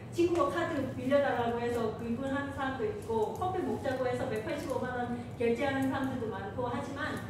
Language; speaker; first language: Korean; non-native, fluent; Vietnamese